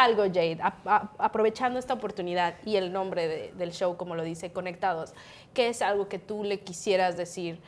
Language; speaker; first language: Spanish; native; Spanish